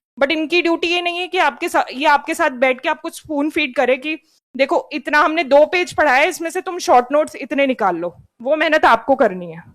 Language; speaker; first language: Hindi; native; Hindi